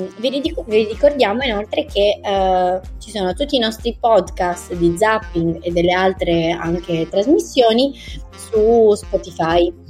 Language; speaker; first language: Italian; native; Italian